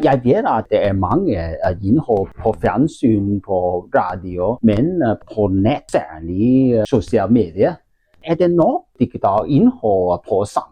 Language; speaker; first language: Norwegian; non-native, learner; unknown